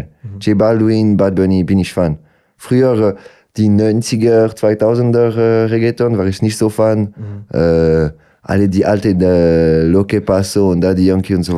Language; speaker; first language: German; non-native, local second language; French